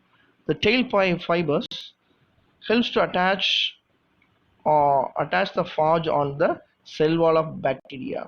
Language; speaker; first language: English; non-native, local second language; Tamil